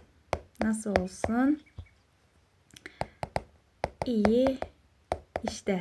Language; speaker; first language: Turkish; non-native, fluent; Uzbek